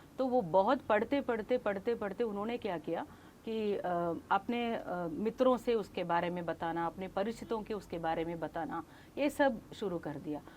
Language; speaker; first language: Hindi; non-native, local second language; Kannada